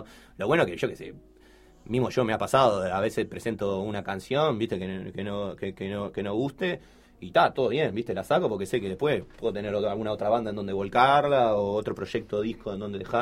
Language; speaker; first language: Spanish; native; Spanish